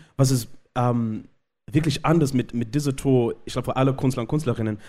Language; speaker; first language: German; non-native, fluent; Shona